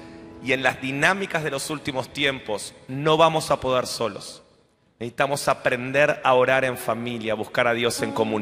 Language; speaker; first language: Spanish; native; Spanish